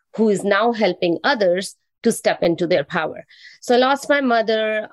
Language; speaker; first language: English; non-native, local second language; Hindi